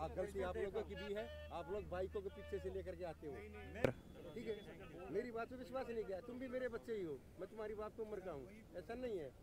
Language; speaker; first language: Hindi; native; Hindi